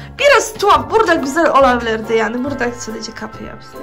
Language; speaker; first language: Turkish; non-native, learner; Polish